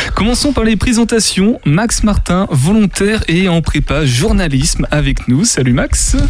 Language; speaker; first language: French; native; French